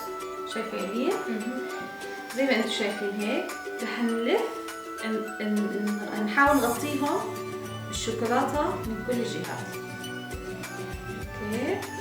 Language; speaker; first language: Arabic; native; Arabic